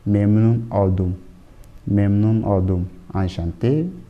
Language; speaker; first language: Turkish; non-native, learner; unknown